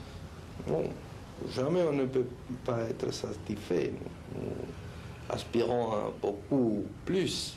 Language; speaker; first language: French; non-native, learner; Spanish